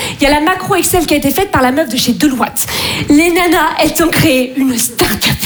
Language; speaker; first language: French; native; French